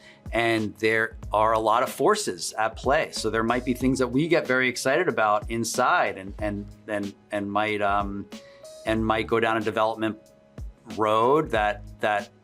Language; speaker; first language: English; native; English